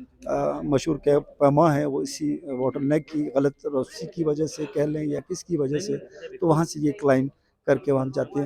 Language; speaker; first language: Hindi; non-native, local second language; Balti